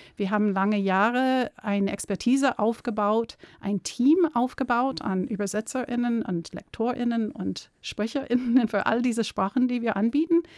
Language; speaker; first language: German; non-native, fluent; English